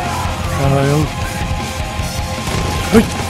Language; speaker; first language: Japanese; native; Japanese